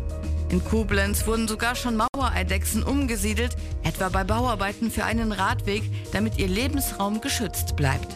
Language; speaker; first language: German; native; German